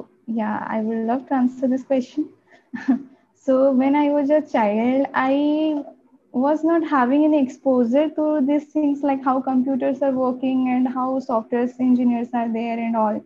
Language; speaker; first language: English; non-native, local second language; Odia